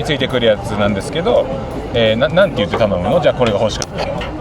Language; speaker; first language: Japanese; native; Japanese